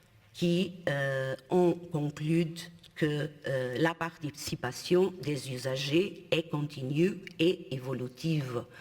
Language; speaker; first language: French; non-native, fluent; Portuguese